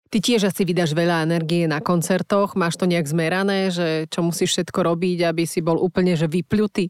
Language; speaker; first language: Slovak; native; Slovak